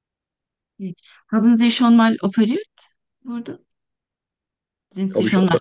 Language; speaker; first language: German; non-native, fluent; Turkish